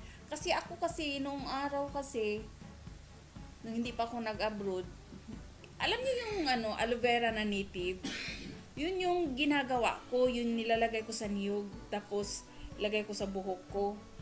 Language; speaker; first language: Filipino; non-native, local second language; Cebuano